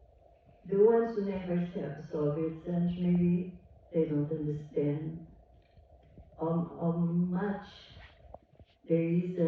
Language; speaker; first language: English; non-native, learner; Portuguese